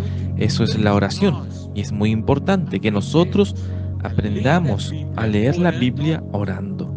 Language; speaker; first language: Spanish; non-native, fluent; Portuguese